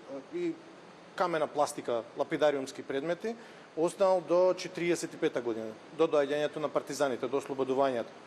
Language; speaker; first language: Macedonian; native; Macedonian